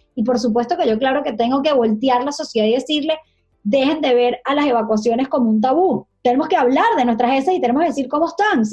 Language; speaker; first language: Spanish; native; Spanish